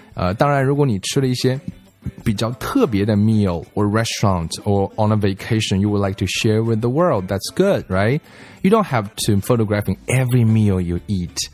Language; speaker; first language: English; non-native, fluent; Chinese